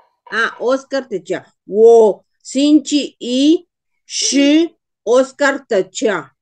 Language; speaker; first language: Chinese; non-native, learner; Spanish